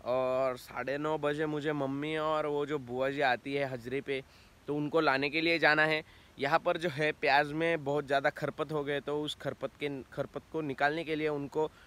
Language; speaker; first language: Hindi; non-native, local second language; Marathi